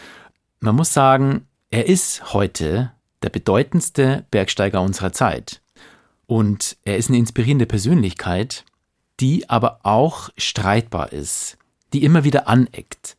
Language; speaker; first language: German; native; German